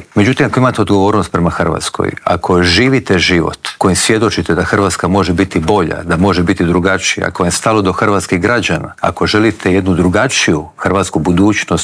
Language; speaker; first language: Croatian; native; Croatian